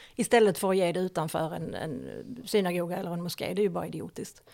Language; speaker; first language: Swedish; native; Swedish